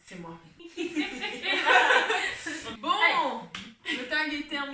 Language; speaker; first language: French; native; French